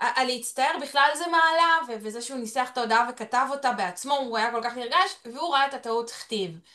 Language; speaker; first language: Hebrew; early bilingual, other home language; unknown